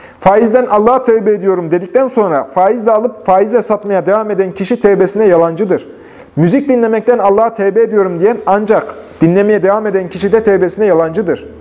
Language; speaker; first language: Turkish; native; Turkish